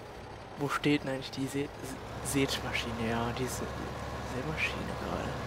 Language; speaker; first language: German; native; German